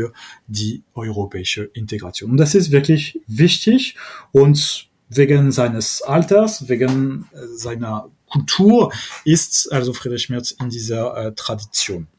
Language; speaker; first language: German; non-native, fluent; French